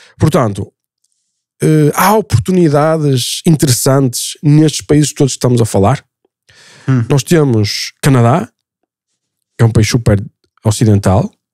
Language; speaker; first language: Portuguese; native; Portuguese